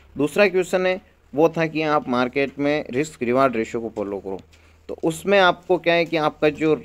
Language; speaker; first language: Hindi; native; Hindi